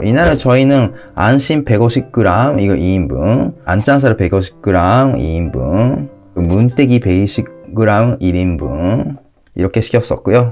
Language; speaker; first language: Korean; non-native, fluent; Japanese